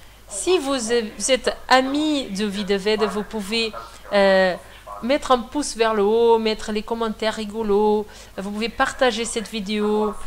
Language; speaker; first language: French; non-native, fluent; Portuguese